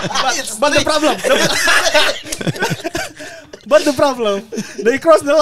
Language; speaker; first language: English; non-native, learner; Indonesian